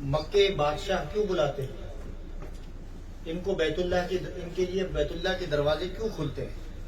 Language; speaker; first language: Urdu; native; Urdu